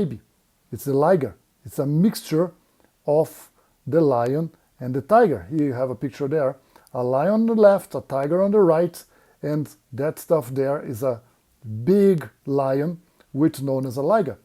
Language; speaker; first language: English; non-native, fluent; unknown